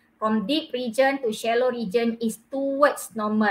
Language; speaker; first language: English; non-native, local second language; Malay